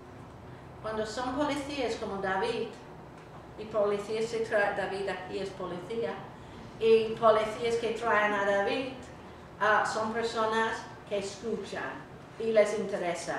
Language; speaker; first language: Spanish; non-native, fluent; English